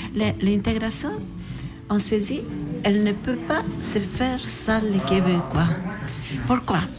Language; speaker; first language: French; non-native, fluent; Spanish